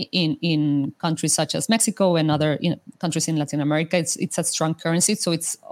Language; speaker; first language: English; non-native, fluent; Spanish